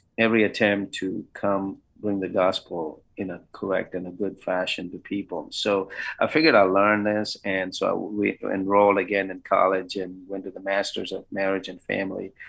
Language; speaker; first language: English; non-native, local second language; Kannada